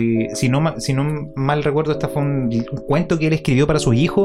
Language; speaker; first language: Spanish; native; Spanish